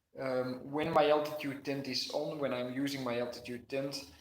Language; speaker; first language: English; non-native, fluent; Dutch